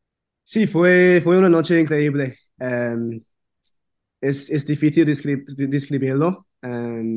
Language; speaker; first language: Spanish; non-native, fluent; English